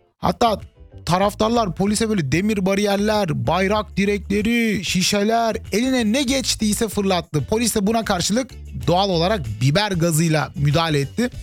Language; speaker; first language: Turkish; early bilingual, heritage; Turkish